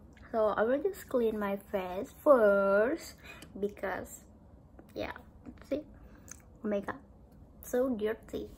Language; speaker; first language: English; non-native, learner; Indonesian